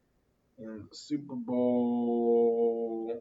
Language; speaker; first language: English; native; English